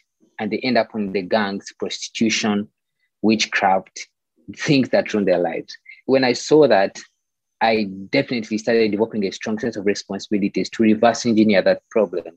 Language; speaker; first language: English; non-native, local second language; Ganda